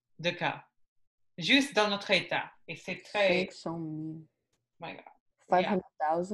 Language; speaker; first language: French; non-native, learner; English